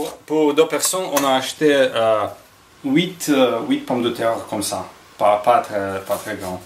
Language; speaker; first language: French; non-native, learner; Russian